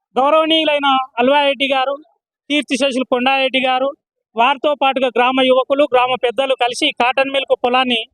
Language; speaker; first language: Telugu; native; Telugu